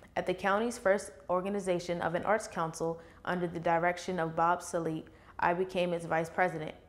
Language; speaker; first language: English; native; English